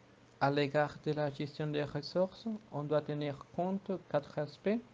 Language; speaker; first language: French; non-native, fluent; Spanish